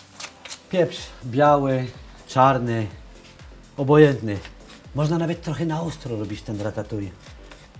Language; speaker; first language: Polish; non-native, learner; French